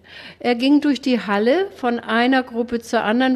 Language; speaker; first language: German; native; German